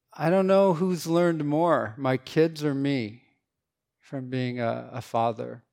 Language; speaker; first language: English; early bilingual, other home language; Korean